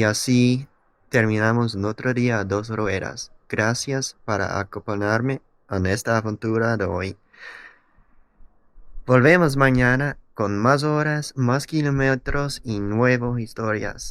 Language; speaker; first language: Spanish; non-native, learner; Dutch